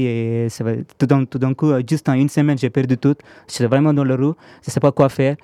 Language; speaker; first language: French; non-native, fluent; Tamil